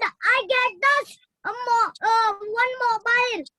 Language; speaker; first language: English; non-native, learner; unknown